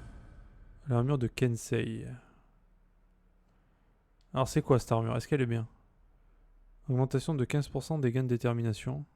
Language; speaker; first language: French; native; French